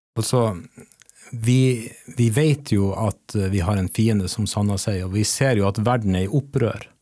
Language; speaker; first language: Norwegian; native; Norwegian